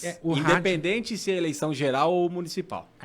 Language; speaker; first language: Portuguese; native; Portuguese